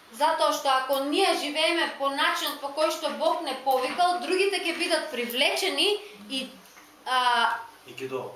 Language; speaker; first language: Macedonian; native; Macedonian